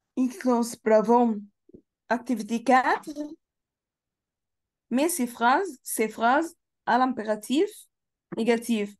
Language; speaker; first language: French; non-native, fluent; Arabic